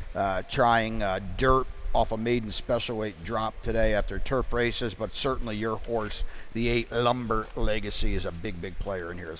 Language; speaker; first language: English; native; English